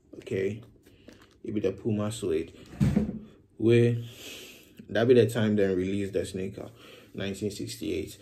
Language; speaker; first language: Nigerian Pidgin; non-native, local second language; Akan